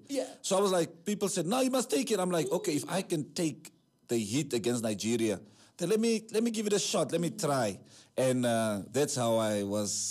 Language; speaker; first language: English; non-native, local second language; Afrikaans